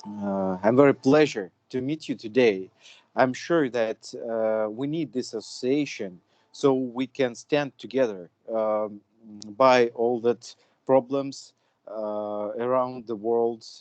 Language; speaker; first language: English; non-native, fluent; Russian